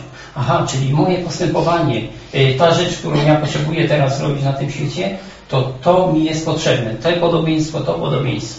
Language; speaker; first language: Polish; native; Polish